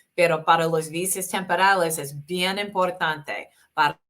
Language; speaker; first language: Spanish; non-native, learner; English